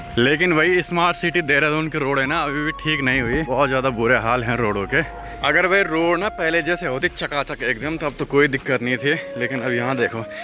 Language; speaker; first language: Hindi; native; Hindi